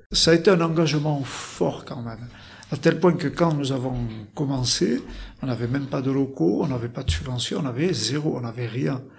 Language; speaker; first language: French; native; French